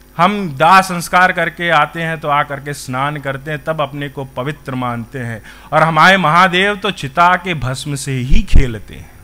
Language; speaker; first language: Hindi; native; Hindi